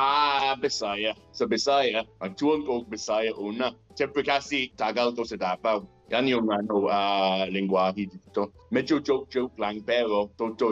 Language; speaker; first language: Filipino; non-native, learner; English